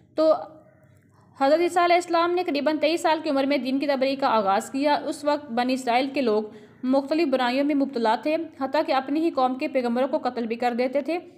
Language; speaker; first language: Urdu; non-native, local second language; Punjabi